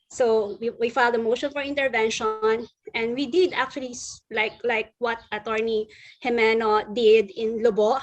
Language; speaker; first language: English; non-native, local second language; Filipino